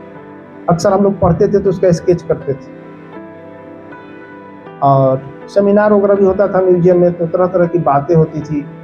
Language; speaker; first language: Hindi; native; Hindi